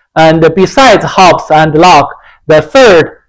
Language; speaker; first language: English; non-native, fluent; Chinese